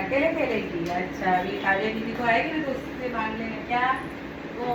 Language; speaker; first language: Hindi; non-native, local second language; Gujarati